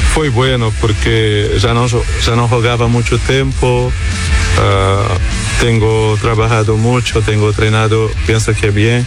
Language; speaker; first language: Spanish; non-native, learner; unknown